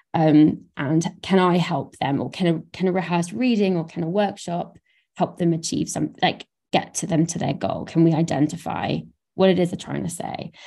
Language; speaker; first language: English; native; English